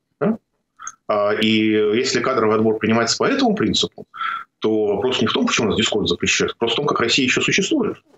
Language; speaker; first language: Russian; native; Russian